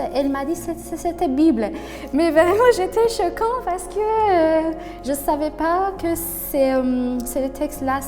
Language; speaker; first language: French; non-native, learner; Persian